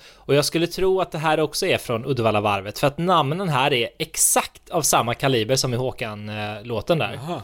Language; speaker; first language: Swedish; native; Swedish